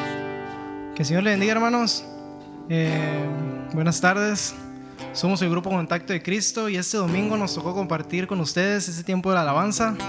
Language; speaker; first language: Spanish; native; Spanish